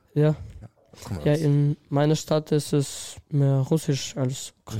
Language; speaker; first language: German; non-native, learner; Russian